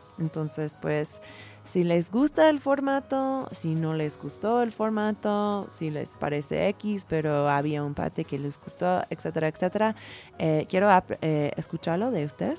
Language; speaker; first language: Spanish; non-native, fluent; English